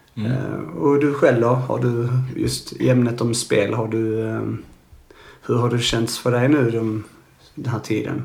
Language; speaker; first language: Swedish; native; Swedish